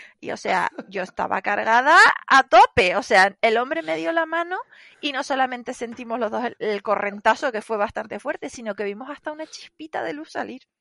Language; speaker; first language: Spanish; native; Spanish